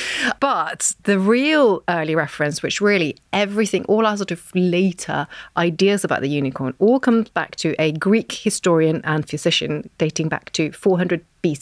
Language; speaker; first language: English; non-native, fluent; Norwegian